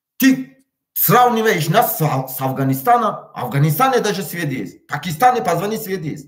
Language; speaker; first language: Russian; non-native, local second language; Tajik